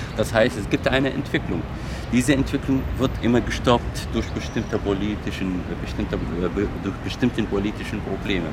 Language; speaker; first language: German; non-native, fluent; Arabic